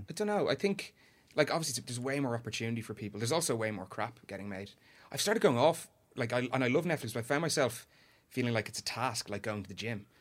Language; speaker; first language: English; native; English